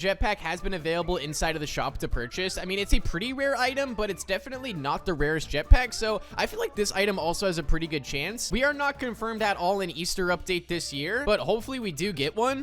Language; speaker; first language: English; native; English